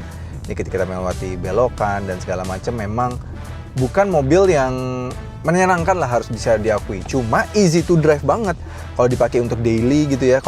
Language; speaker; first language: Indonesian; native; Indonesian